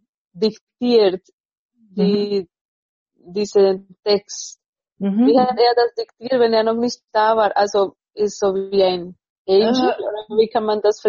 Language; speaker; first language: German; non-native, fluent; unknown